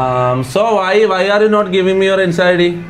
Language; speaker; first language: English; non-native, local second language; Malayalam